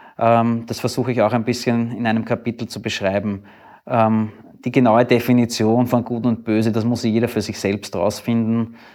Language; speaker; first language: German; native; German